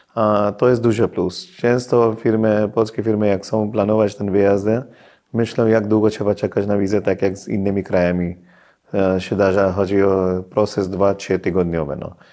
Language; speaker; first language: Polish; non-native, fluent; Hindi